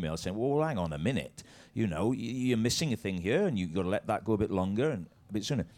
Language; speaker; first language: English; native; English